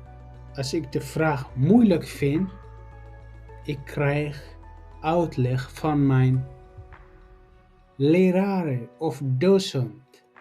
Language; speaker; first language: Dutch; non-native, learner; Tigrinya